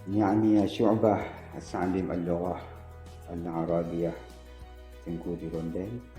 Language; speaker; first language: Arabic; non-native, fluent; Indonesian